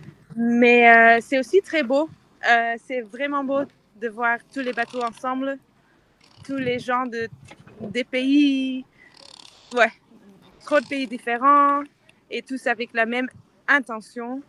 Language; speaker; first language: French; non-native, fluent; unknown